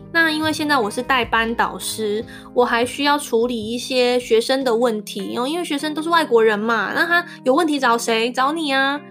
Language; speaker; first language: Chinese; non-native, local second language; Min Nan Chinese